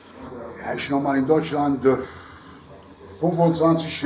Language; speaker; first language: German; non-native, learner; Italian